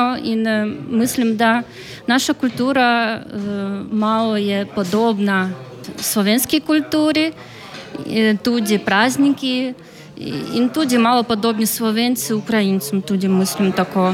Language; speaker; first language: Slovenian; non-native, learner; Ukrainian